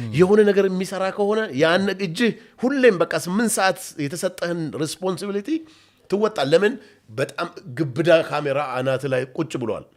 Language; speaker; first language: Amharic; non-native, local second language; Oromo